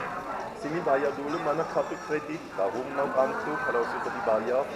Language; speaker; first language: Indonesian; non-native, fluent; German